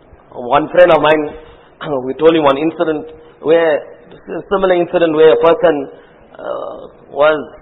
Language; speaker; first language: English; native; English